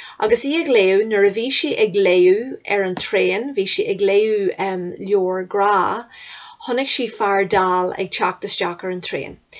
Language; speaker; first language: Irish; native; Irish